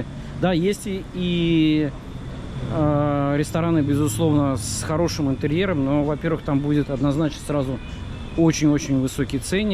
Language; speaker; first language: Russian; native; Russian